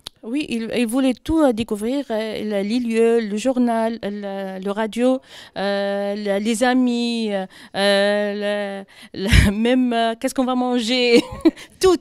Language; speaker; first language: French; non-native, local second language; Arabic